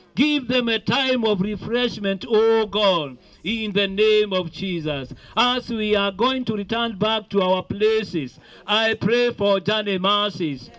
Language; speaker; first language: English; non-native, local second language; Swahili